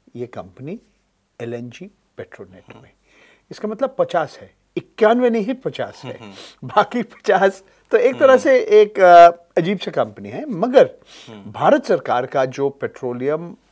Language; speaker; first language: Hindi; native; Hindi